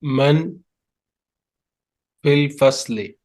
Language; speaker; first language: Arabic; non-native, fluent; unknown